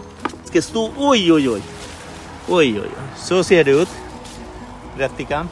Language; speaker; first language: Swedish; non-native, fluent; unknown